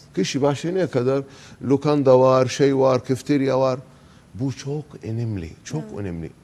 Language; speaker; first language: Turkish; non-native, learner; Arabic